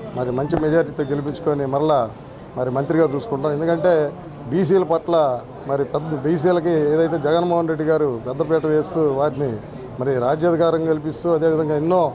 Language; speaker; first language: Telugu; native; Telugu